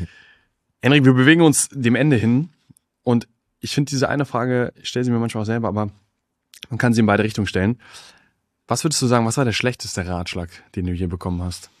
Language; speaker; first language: German; native; German